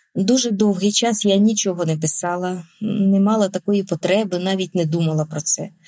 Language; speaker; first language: Ukrainian; non-native, local second language; Russian